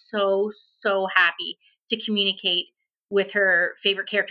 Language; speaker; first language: English; native; English